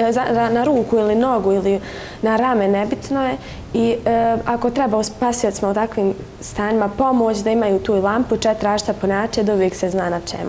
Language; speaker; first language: Bosnian; native; Bosnian